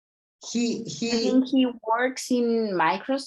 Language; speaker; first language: English; non-native, learner; Spanish